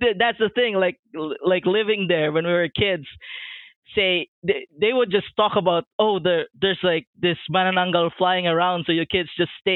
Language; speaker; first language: English; non-native, local second language; Filipino